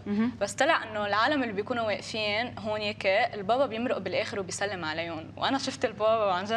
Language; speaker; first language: Arabic; native; Arabic